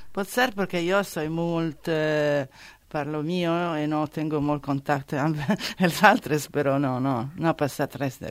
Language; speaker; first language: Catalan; non-native, learner; Italian